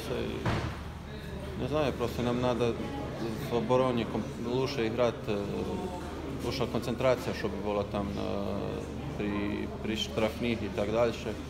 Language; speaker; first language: Ukrainian; non-native, learner; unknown